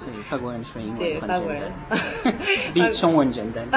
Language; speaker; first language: Chinese; non-native, learner; French